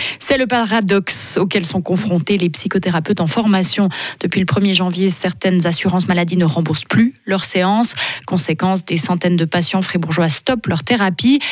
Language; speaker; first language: French; native; French